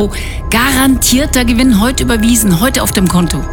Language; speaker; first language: German; native; German